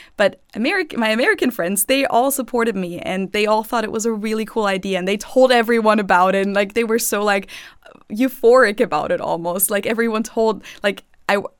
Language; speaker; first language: English; non-native, fluent; German